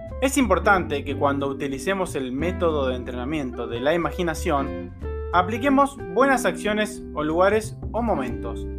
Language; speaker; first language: Spanish; native; Spanish